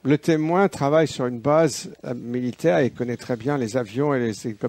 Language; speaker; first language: French; native; French